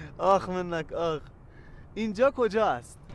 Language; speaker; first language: Persian; native; Persian